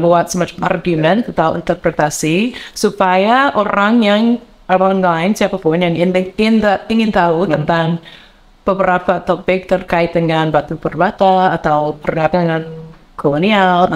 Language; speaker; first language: Indonesian; non-native, learner; English